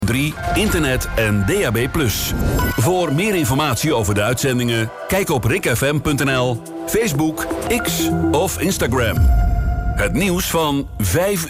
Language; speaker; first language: Dutch; native; Dutch